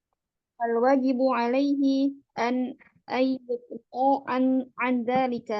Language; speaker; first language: Arabic; non-native, learner; Indonesian